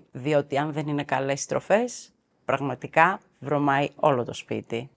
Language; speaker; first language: Greek; early bilingual, heritage; Greek